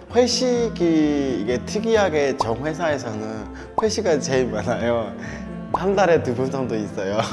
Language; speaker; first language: Korean; non-native, learner; Burmese